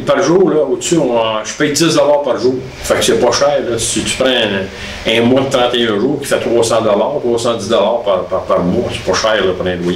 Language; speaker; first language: French; native; French